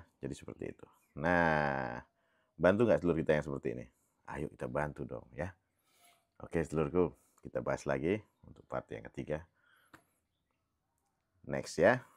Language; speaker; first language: Indonesian; native; Indonesian